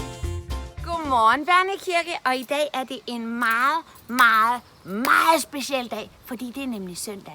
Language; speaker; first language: Danish; native; Danish